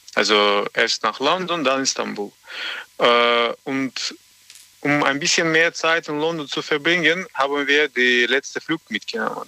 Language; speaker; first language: German; non-native, learner; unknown